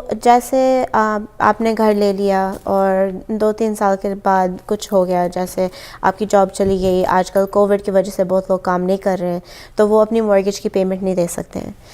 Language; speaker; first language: Hindi; early bilingual, heritage; Hindi